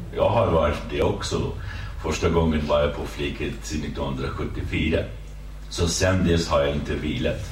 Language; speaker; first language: Swedish; non-native, fluent; Kurdish